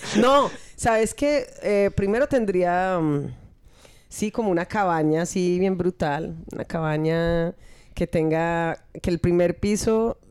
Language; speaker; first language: Spanish; early bilingual, heritage; Spanish